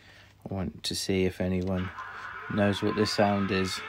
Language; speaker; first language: English; native; English